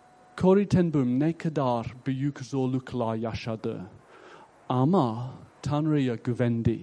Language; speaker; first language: Turkish; non-native, fluent; English